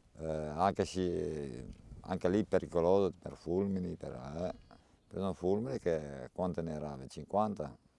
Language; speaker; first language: Italian; non-native, learner; Romanian